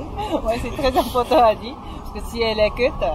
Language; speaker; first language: French; non-native, fluent; Japanese